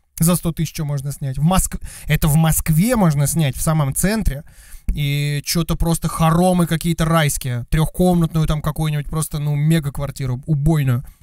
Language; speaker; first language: Russian; native; Russian